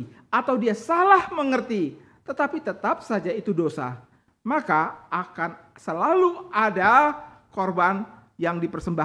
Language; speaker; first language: Indonesian; native; Indonesian